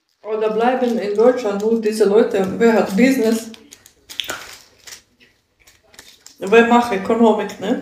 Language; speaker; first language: German; non-native, learner; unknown